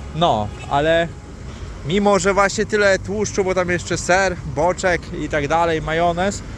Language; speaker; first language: Polish; native; Polish